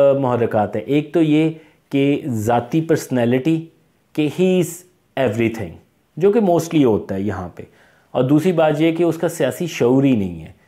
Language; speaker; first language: Urdu; non-native, local second language; Punjabi